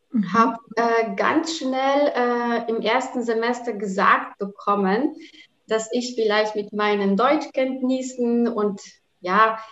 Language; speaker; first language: German; non-native, fluent; Polish